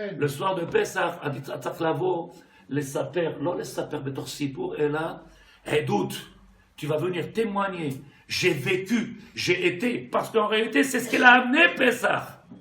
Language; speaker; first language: French; native; French